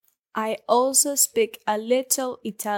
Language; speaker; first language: English; non-native, learner; Spanish